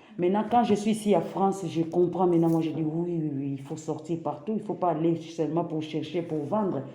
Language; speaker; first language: French; non-native, local second language; Lingala